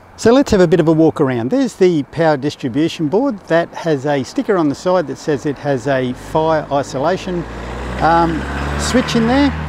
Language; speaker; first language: English; native; English